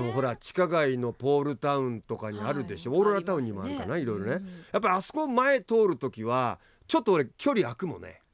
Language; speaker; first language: Japanese; native; Japanese